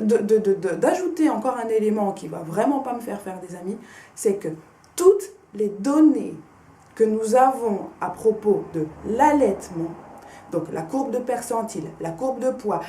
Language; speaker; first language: French; native; French